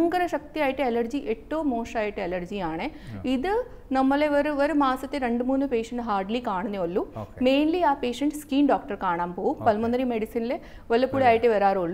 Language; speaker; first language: Malayalam; non-native, fluent; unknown